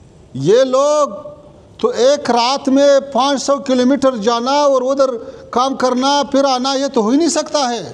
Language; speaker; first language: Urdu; non-native, learner; Pashto